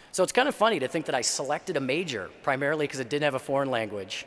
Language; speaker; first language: English; native; English